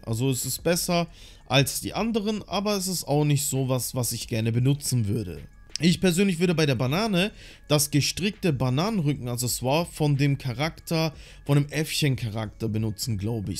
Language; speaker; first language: German; native; German